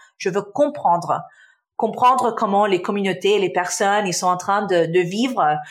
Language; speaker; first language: French; early bilingual, other home language; Arabic